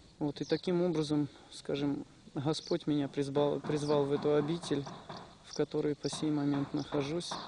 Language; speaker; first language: Russian; non-native, local second language; Ukrainian